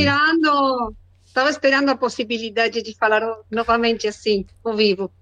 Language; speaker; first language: Portuguese; non-native, learner; Spanish